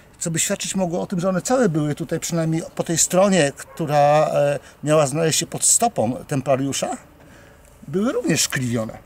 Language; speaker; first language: Polish; native; Polish